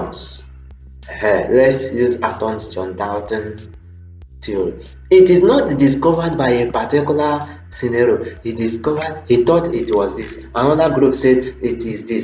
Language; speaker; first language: English; non-native, local second language; Igbo